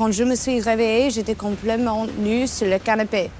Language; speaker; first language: French; non-native, learner; English